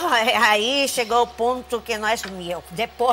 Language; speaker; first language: Spanish; non-native, fluent; Portuguese